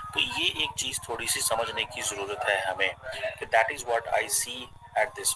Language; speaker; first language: Hindi; native; Hindi